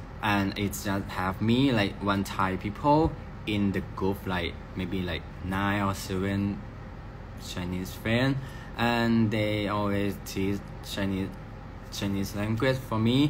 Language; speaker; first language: English; non-native, learner; Thai